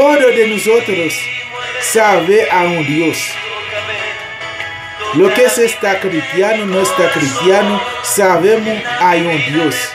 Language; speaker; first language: Spanish; non-native, learner; Haitian Creole